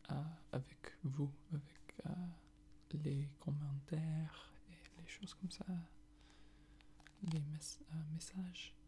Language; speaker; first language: French; non-native, fluent; English